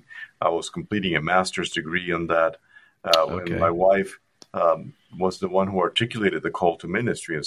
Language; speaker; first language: English; non-native, fluent; Spanish